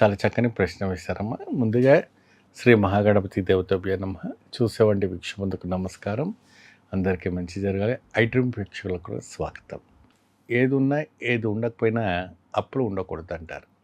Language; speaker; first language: Telugu; non-native, fluent; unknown